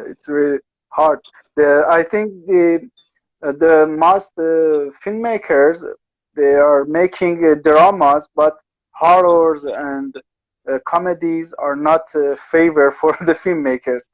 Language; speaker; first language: English; non-native, learner; Persian